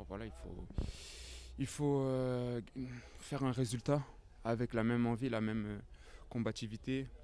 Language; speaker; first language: French; native; French